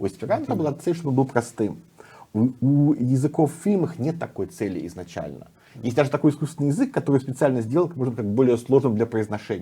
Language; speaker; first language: Russian; native; Russian